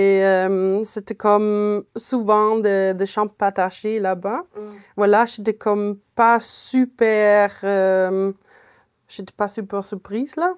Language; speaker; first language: French; non-native, fluent; German